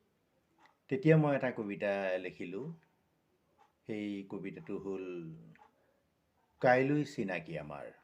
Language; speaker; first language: Assamese; native; Assamese